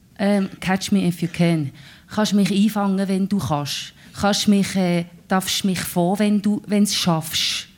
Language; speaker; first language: German; native; German